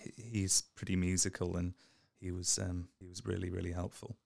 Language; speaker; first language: English; native; English